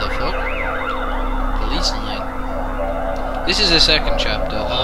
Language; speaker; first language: English; native; English